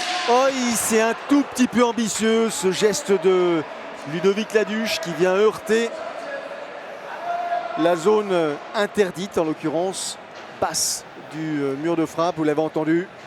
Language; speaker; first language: French; native; French